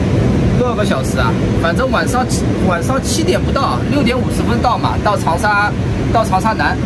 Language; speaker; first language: Chinese; non-native, local second language; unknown